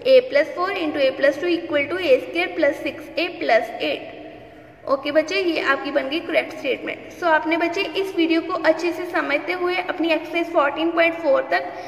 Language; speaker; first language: Hindi; non-native, local second language; Punjabi